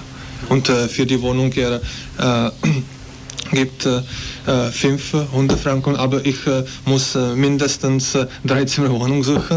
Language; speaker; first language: German; non-native, learner; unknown